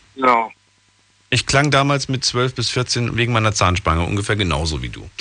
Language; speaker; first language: German; native; German